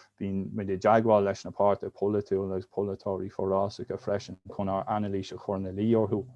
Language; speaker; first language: Irish; native; Irish